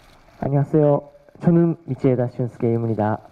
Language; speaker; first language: Korean; non-native, learner; Japanese